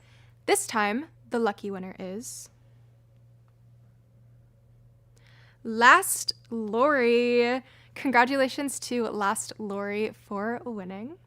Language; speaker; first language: English; native; English